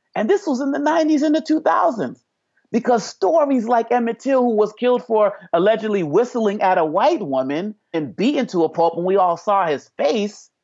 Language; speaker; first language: English; native; English